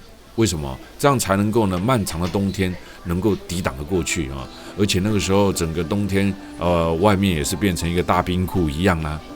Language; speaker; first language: Chinese; native; Chinese